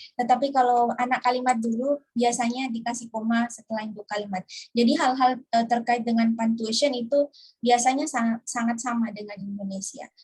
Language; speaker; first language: Indonesian; native; Indonesian